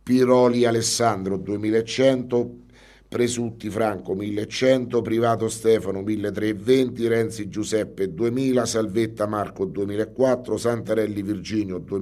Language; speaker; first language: Italian; native; Italian